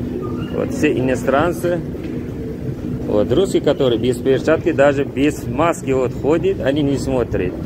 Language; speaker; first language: Russian; non-native, learner; Tajik